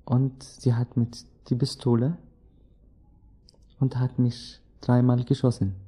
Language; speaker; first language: German; non-native, learner; Arabic